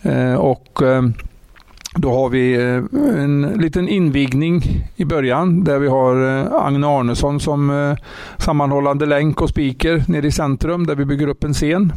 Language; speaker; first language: Swedish; native; Swedish